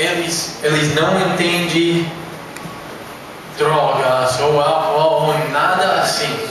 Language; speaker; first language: Portuguese; non-native, learner; English